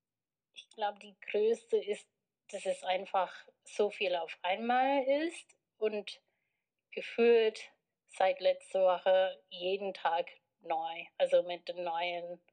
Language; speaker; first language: German; non-native, fluent; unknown